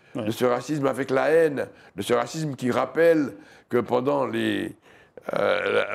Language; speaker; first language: French; native; French